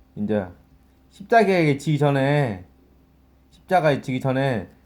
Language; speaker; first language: Korean; native; Korean